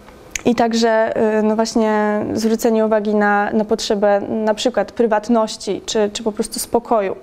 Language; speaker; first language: Polish; native; Polish